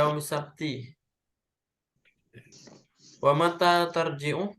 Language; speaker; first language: Arabic; non-native, fluent; Indonesian